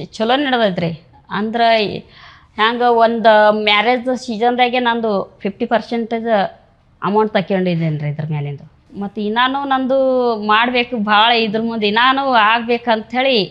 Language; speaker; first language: Kannada; native; Kannada